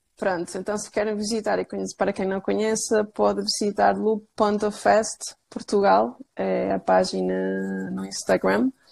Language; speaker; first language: Portuguese; non-native, fluent; Spanish